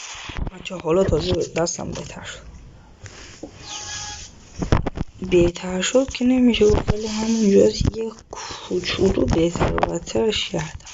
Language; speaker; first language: Persian; native; Persian